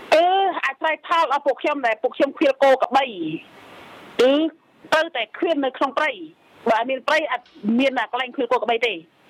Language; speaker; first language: Khmer; non-native, local second language; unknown